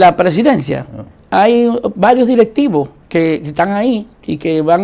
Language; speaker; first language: Spanish; native; Spanish